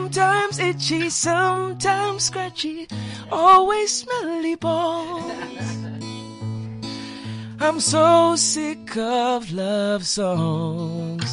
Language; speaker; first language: English; non-native, local second language; Xhosa